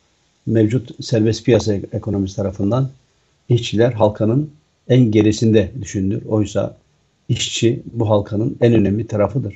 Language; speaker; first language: Turkish; native; Turkish